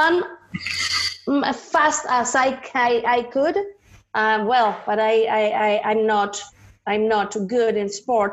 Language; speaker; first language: English; non-native, learner; Spanish